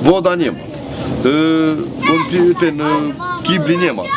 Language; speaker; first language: Polish; non-native, learner; Romanian